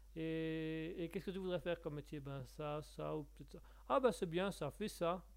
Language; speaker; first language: French; native; French